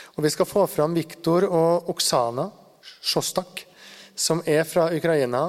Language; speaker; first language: Norwegian; native; Norwegian